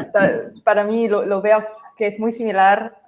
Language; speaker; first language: Spanish; non-native, fluent; English